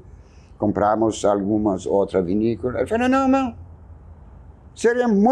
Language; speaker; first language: Portuguese; non-native, fluent; French